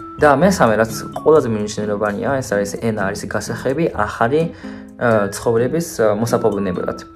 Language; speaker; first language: Georgian; non-native, fluent; Japanese